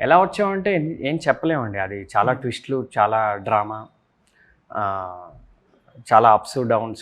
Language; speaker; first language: Telugu; native; Telugu